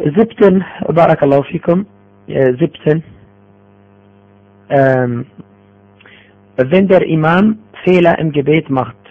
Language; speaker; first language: German; non-native, fluent; Arabic